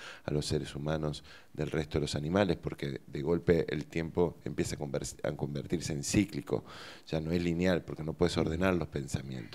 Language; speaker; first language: Spanish; native; Spanish